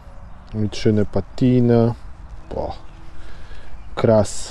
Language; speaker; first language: German; non-native, learner; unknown